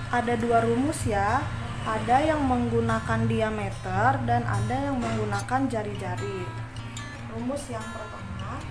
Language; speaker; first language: Indonesian; native; Indonesian